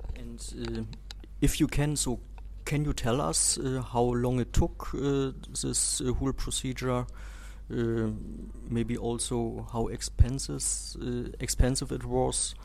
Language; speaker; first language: English; non-native, fluent; German